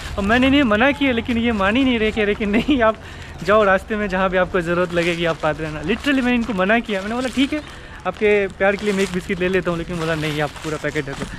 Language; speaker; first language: Hindi; native; Hindi